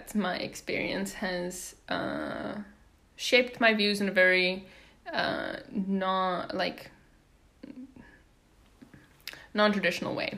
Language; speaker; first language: English; non-native, local second language; Afrikaans